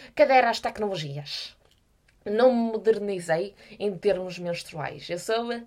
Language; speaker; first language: Portuguese; native; Portuguese